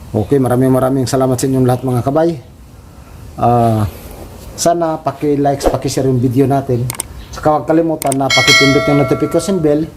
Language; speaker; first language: Filipino; non-native, local second language; Cebuano